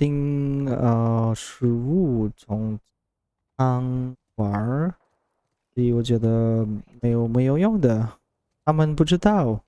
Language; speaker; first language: Chinese; non-native, learner; Russian